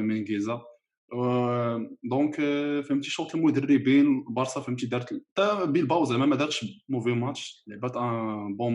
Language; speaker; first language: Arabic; native; Arabic